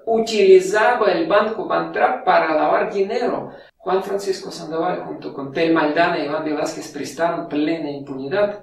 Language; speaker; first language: Spanish; non-native, fluent; Russian